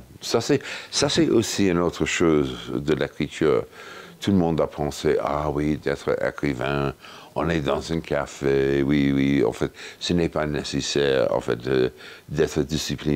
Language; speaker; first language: French; non-native, fluent; English